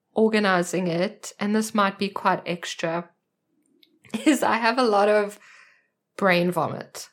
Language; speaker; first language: English; native; English